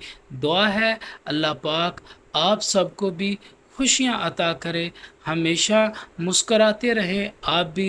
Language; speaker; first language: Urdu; non-native, local second language; Punjabi